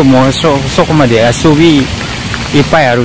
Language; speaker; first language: Japanese; non-native, learner; Indonesian